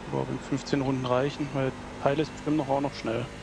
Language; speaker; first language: German; native; German